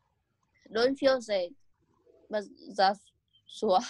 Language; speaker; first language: English; non-native, learner; Vietnamese